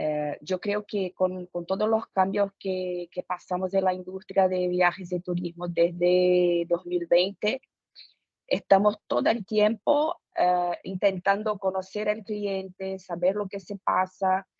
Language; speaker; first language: Spanish; non-native, fluent; Portuguese